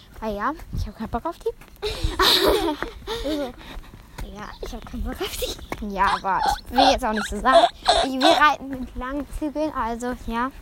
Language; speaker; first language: German; native; German